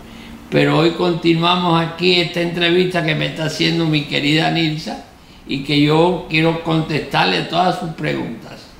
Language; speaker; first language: Spanish; native; Spanish